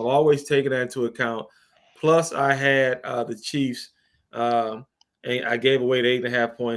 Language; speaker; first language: English; native; English